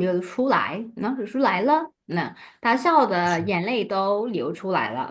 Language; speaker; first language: Chinese; non-native, fluent; Burmese